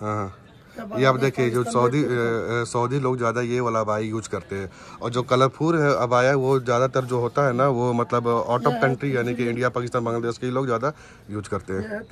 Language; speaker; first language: Hindi; native; Hindi